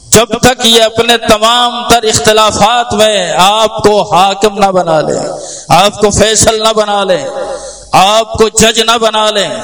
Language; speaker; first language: Urdu; native; Urdu